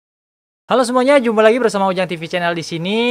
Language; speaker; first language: Indonesian; native; Indonesian